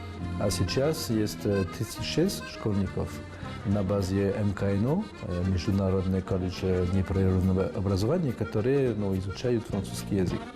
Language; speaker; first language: Russian; non-native, fluent; French